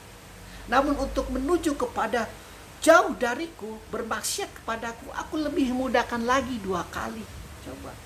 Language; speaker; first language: Indonesian; native; Indonesian